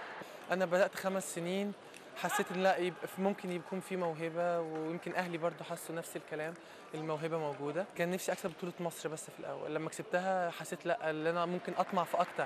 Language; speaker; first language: Arabic; native; Arabic